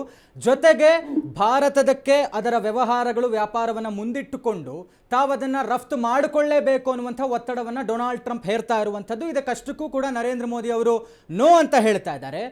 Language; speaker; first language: Kannada; native; Kannada